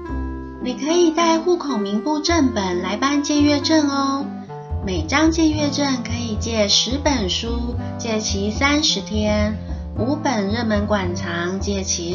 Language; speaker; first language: Chinese; native; Chinese